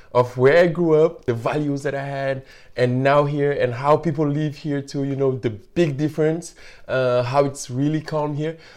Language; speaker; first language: English; non-native, fluent; Wolof